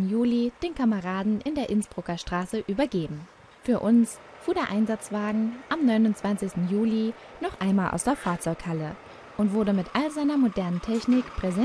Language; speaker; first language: German; native; German